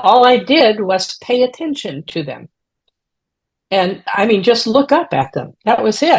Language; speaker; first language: English; native; English